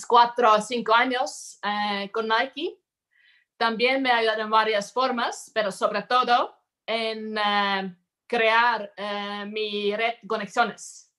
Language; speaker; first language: Spanish; non-native, fluent; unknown